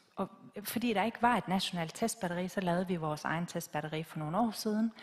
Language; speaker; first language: Danish; native; Danish